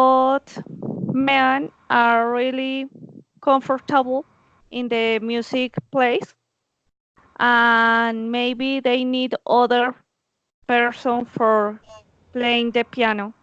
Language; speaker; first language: English; non-native, learner; Spanish